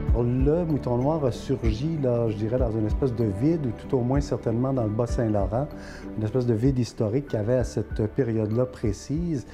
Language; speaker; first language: French; native; French